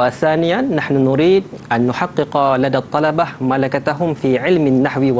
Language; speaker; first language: Arabic; non-native, fluent; Malay